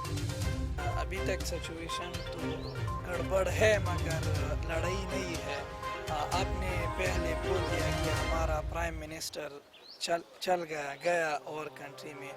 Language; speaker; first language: Hindi; non-native, learner; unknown